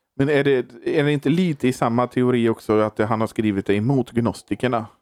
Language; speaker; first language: Swedish; native; Swedish